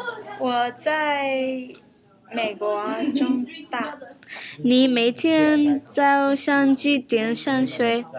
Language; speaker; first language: Chinese; non-native, learner; English